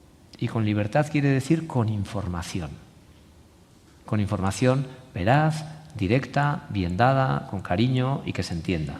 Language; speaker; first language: Spanish; native; Spanish